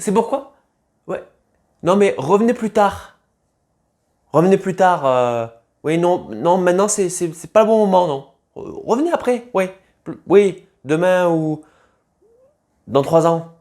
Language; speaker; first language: French; native; French